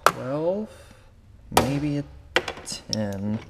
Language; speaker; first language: English; native; English